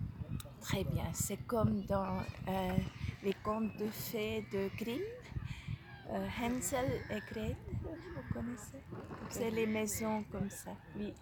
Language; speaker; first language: French; non-native, local second language; Swiss German